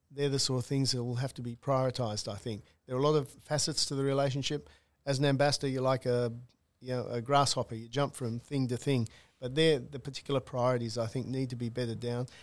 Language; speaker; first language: English; native; English